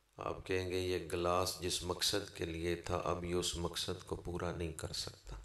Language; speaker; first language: Urdu; non-native, local second language; Punjabi